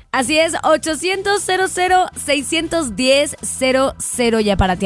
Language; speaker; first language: Spanish; native; Spanish